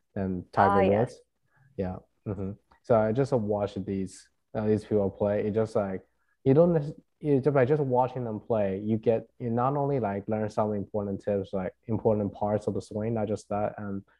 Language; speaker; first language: English; non-native, fluent; Chinese